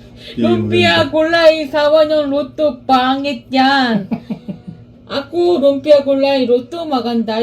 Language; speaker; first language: Filipino; non-native, learner; Korean